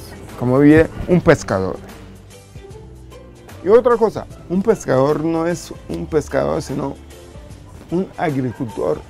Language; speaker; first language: Spanish; non-native, local second language; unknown